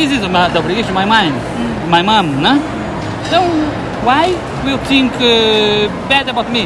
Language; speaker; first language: English; non-native, learner; Portuguese